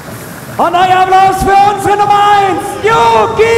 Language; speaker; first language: German; native; German